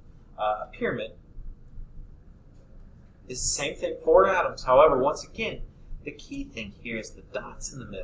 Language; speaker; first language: English; native; English